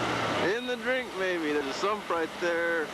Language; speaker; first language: English; native; English